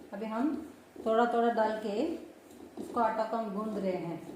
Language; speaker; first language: Hindi; non-native, local second language; Tamil